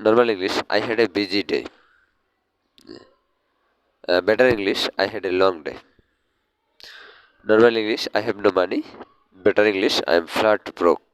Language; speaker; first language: English; non-native, learner; Bangla